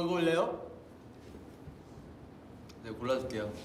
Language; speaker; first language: Korean; native; Korean